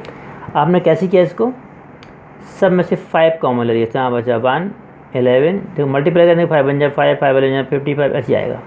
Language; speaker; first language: Hindi; native; Hindi